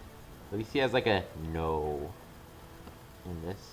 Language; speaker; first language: English; native; English